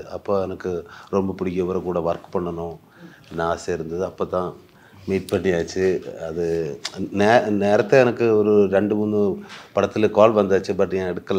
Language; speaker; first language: Tamil; non-native, learner; Malayalam